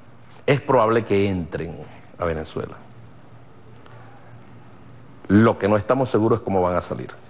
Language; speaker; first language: Spanish; native; Spanish